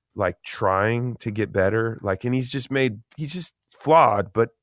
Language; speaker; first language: English; native; English